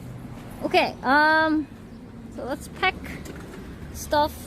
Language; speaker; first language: English; non-native, fluent; Korean